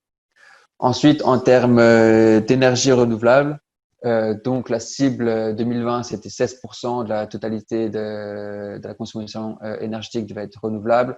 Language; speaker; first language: French; native; French